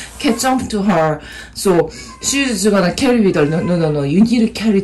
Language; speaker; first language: English; non-native, learner; Korean